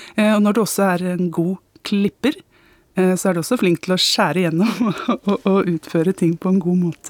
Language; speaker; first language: Norwegian; native; Norwegian